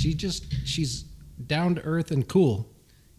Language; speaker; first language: English; early bilingual, other home language; Swedish